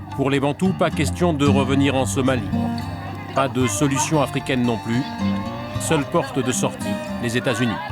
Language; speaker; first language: French; native; French